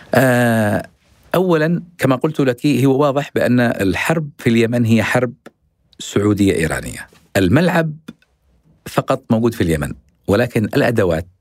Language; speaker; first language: Arabic; native; Arabic